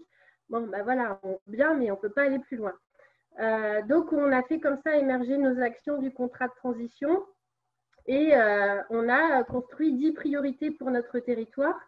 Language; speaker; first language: French; native; French